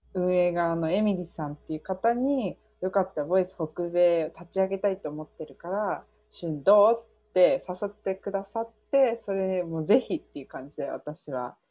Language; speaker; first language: Japanese; early bilingual, heritage; Japanese